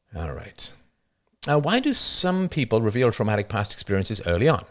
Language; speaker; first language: English; native; English